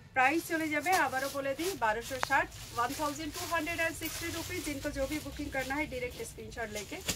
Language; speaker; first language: Hindi; non-native, local second language; Bangla